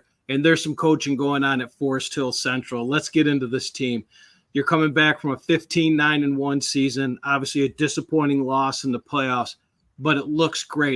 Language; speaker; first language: English; native; English